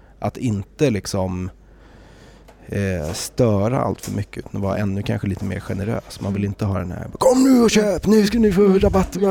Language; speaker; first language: Swedish; native; Swedish